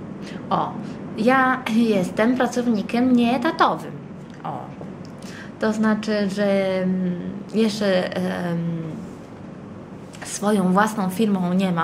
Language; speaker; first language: Polish; early bilingual, heritage; Italian